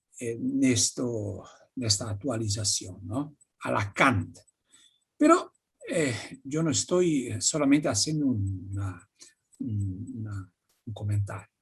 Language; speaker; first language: Spanish; non-native, fluent; Portuguese